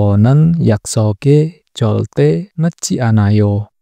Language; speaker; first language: Korean; non-native, learner; Indonesian